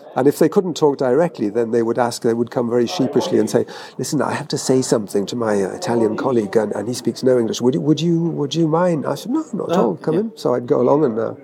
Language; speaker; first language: English; native; English